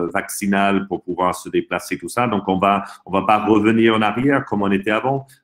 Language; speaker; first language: French; non-native, fluent; English